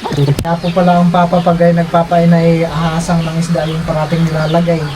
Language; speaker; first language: Filipino; native; Filipino